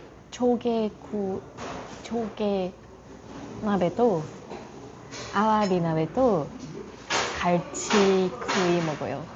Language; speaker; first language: Korean; non-native, learner; Japanese